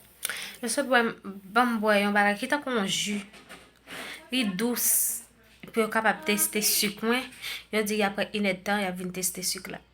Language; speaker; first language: French; non-native, local second language; Haitian Creole